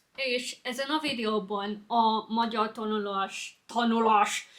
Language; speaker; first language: Hungarian; non-native, learner; English